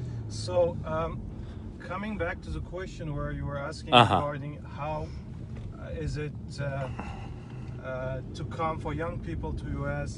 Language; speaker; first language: English; non-native, fluent; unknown